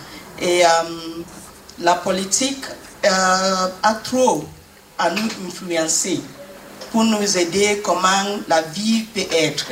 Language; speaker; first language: French; non-native, learner; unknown